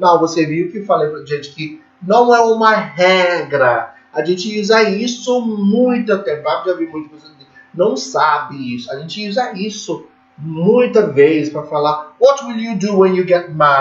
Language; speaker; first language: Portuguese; non-native, fluent; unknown